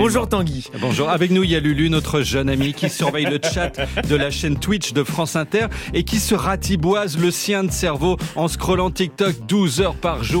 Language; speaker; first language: French; native; French